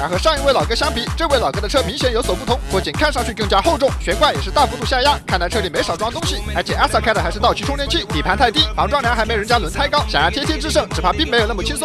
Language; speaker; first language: Chinese; native; Chinese